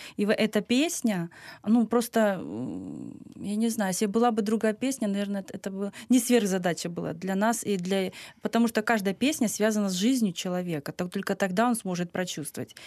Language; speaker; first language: Russian; native; Russian